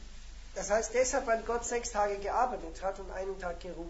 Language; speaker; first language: German; native; German